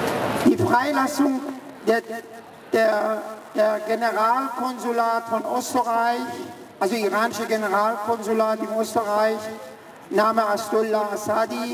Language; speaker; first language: German; early bilingual, other home language; Persian